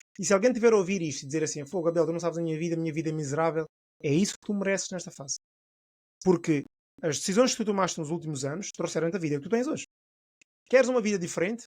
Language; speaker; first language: Portuguese; non-native, local second language; Upper Guinea Crioulo